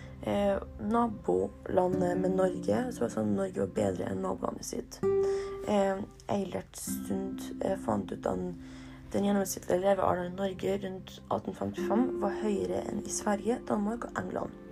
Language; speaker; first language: Norwegian; early bilingual, other home language; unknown